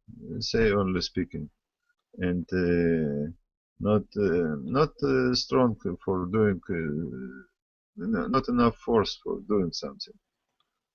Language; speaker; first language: English; non-native, learner; Russian